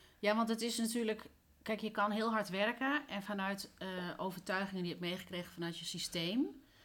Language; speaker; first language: Dutch; early bilingual, other home language; Spanish